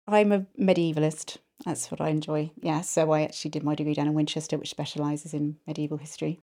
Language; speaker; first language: English; native; English